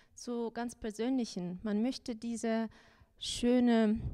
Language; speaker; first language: German; non-native, fluent; Azerbaijani